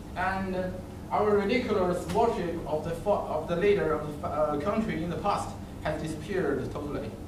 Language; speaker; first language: English; non-native, learner; Chinese